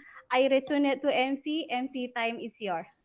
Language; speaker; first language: English; non-native, learner; Indonesian